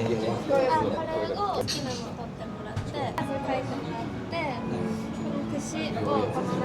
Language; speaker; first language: Japanese; native; Japanese